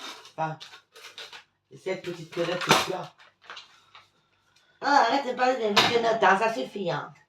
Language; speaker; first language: French; native; French